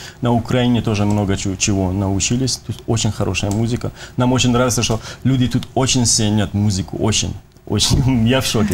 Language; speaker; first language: Russian; non-native, fluent; Persian